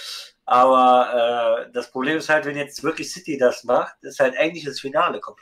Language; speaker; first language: German; native; German